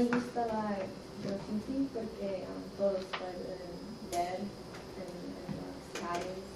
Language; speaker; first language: Spanish; non-native, learner; English